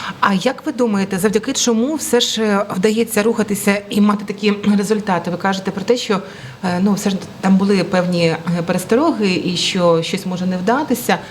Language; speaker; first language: Ukrainian; native; Ukrainian